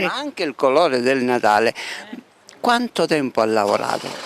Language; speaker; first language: Italian; native; Italian